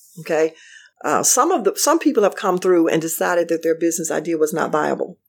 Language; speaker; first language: English; native; English